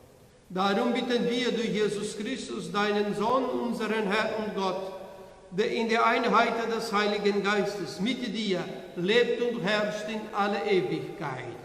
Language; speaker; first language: German; non-native, learner; Portuguese